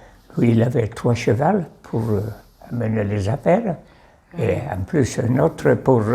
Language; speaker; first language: French; non-native, local second language; Basque